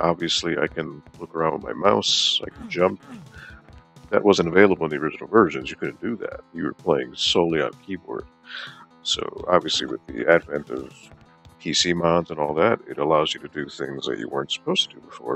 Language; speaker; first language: English; native; English